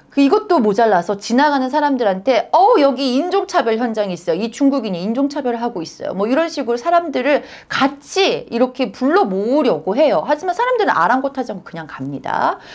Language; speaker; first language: Korean; native; Korean